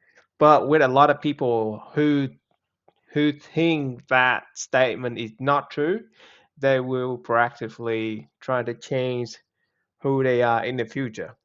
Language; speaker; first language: English; non-native, fluent; Vietnamese